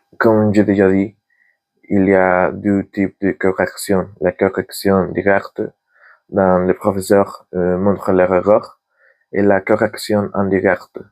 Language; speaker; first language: French; non-native, learner; Spanish